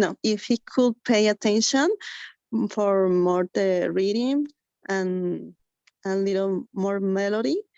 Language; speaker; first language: English; non-native, learner; Spanish